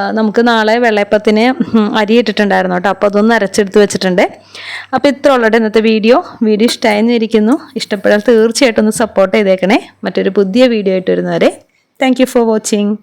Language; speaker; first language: Malayalam; native; Malayalam